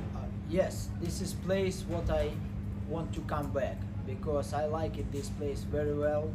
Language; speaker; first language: English; non-native, learner; Ukrainian